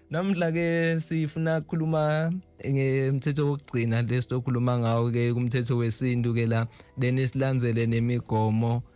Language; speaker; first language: Zulu; native; Zulu